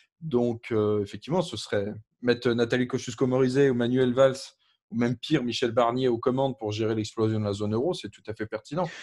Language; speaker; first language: French; native; French